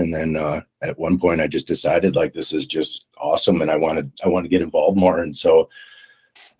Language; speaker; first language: English; native; English